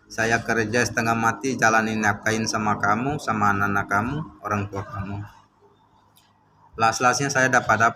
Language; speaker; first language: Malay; non-native, learner; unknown